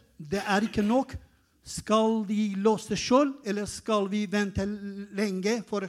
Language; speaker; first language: Norwegian; non-native, learner; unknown